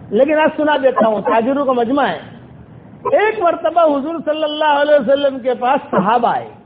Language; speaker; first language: Urdu; native; Urdu